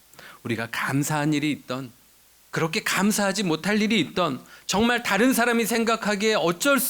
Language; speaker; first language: Korean; native; Korean